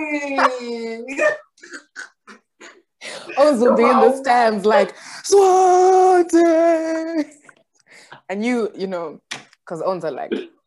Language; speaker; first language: English; non-native, local second language; Shona